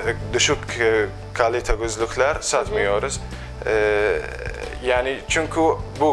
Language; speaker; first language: Turkish; non-native, local second language; Arabic